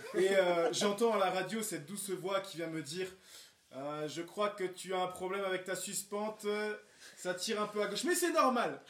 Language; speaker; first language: French; native; French